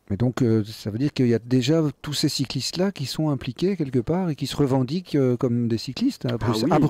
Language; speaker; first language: French; native; French